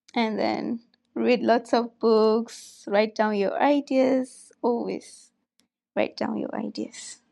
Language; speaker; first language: English; non-native, local second language; Hausa